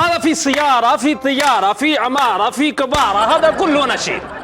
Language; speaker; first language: Arabic; non-native, learner; Punjabi